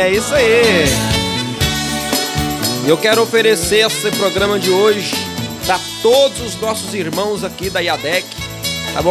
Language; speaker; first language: Portuguese; native; Portuguese